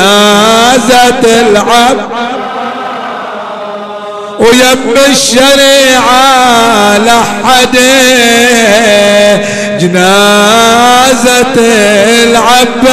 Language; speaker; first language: Arabic; native; Arabic